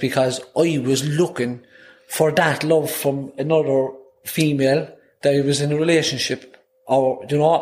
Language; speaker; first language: English; native; English